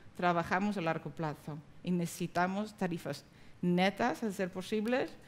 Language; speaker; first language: Spanish; non-native, fluent; Dutch